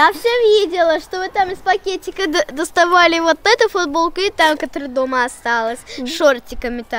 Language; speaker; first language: Russian; native; Russian